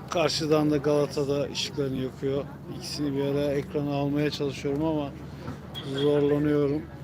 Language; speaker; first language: Turkish; native; Turkish